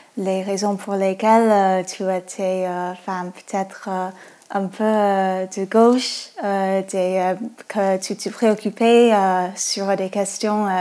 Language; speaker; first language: French; non-native, fluent; English